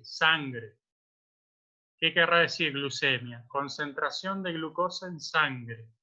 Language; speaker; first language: Spanish; native; Spanish